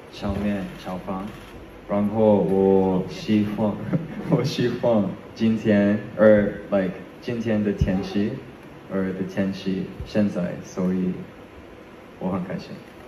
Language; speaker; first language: Chinese; non-native, learner; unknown